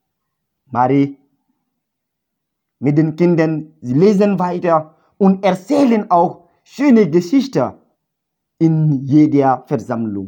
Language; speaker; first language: German; non-native, learner; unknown